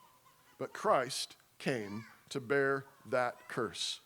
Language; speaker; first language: English; native; English